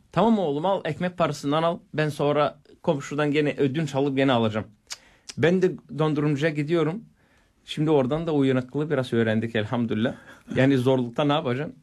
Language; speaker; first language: Turkish; non-native, fluent; Bulgarian